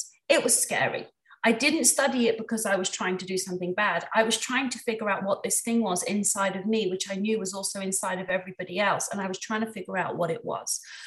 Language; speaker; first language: English; native; English